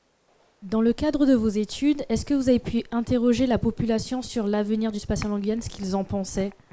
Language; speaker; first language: French; native; French